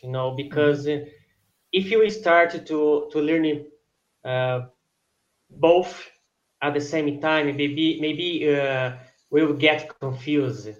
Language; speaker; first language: English; non-native, fluent; Portuguese